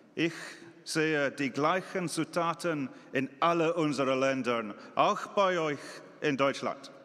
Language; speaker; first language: German; non-native, fluent; English